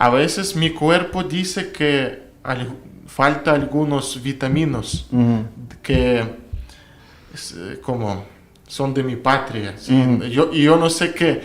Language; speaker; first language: Spanish; non-native, learner; Russian